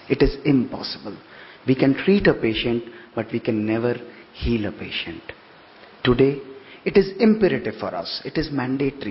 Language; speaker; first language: English; non-native, local second language; Hindi